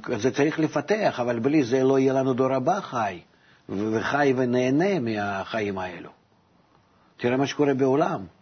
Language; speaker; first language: Hebrew; non-native, fluent; Russian